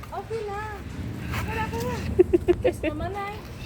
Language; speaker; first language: Filipino; non-native, local second language; Cebuano